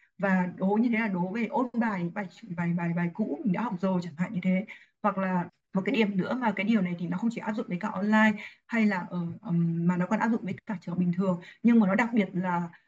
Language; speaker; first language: Vietnamese; native; Vietnamese